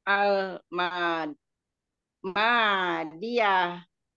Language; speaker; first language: Arabic; non-native, learner; Indonesian